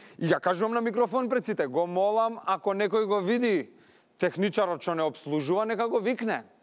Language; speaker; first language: Macedonian; native; Macedonian